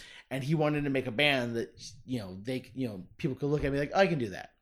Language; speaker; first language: English; native; English